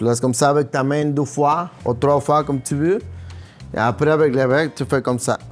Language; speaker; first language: French; non-native, learner; Spanish